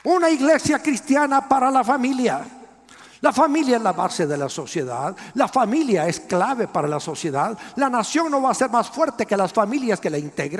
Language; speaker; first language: Spanish; native; Spanish